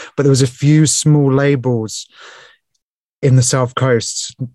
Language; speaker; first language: English; native; English